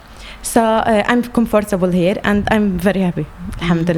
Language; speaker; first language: English; non-native, learner; Arabic